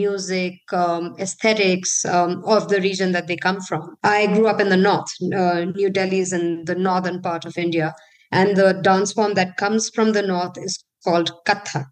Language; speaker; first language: English; non-native, local second language; Hindi